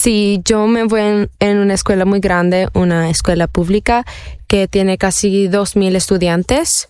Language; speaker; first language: Spanish; early bilingual, heritage; Spanish